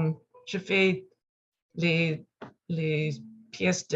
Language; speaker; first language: French; non-native, learner; English